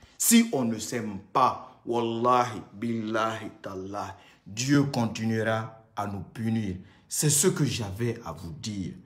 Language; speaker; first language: French; non-native, local second language; Susu